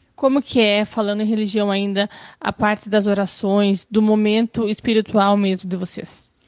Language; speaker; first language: Portuguese; native; Portuguese